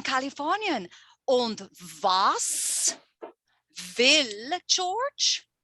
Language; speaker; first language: German; non-native, fluent; English